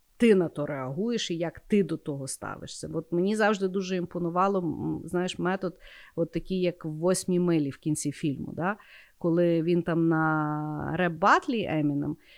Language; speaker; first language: Ukrainian; native; Ukrainian